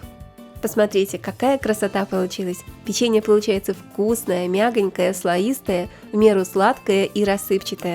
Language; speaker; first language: Russian; native; Russian